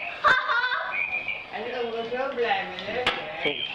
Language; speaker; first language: Dutch; native; Dutch